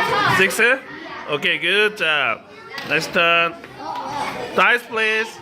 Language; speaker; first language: English; non-native, fluent; Korean